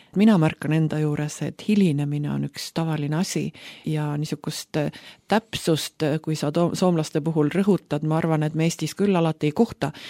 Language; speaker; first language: Estonian; native; Estonian